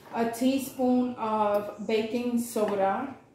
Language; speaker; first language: English; native; English